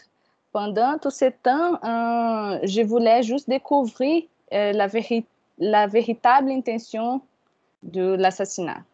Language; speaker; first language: French; non-native, fluent; Portuguese